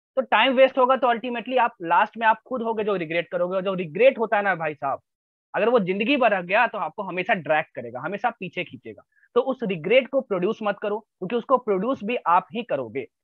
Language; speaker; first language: Hindi; native; Hindi